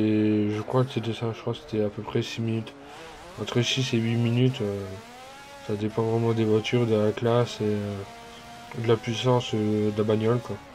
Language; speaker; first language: French; native; French